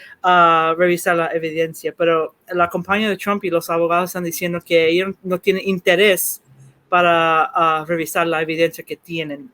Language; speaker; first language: Spanish; early bilingual, heritage; Spanish